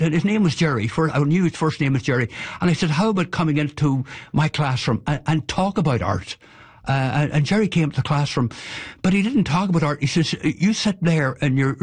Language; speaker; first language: English; native; English